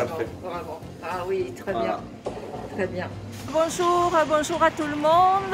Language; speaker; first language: French; non-native, fluent; Italian